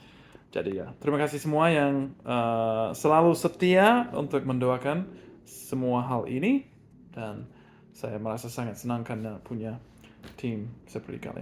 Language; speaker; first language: Indonesian; non-native, fluent; English